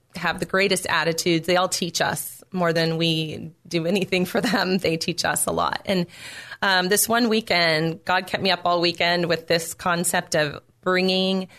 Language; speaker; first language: English; native; English